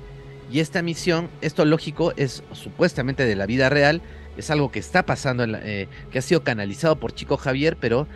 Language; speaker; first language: Spanish; native; Spanish